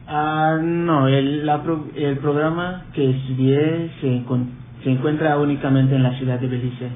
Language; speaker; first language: Spanish; non-native, fluent; English